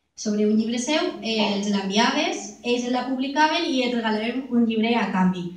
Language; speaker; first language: Catalan; non-native, local second language; Spanish